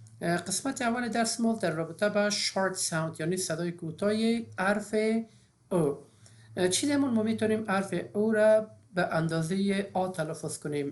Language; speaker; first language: Persian; native; Persian